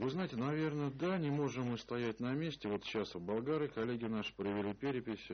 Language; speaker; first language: Russian; native; Russian